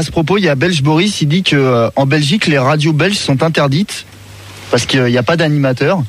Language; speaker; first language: French; native; French